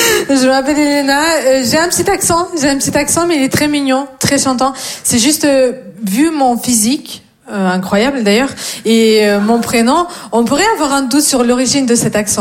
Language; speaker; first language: French; non-native, fluent; Russian